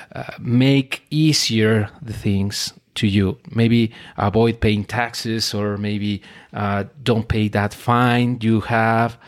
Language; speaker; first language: English; non-native, fluent; Spanish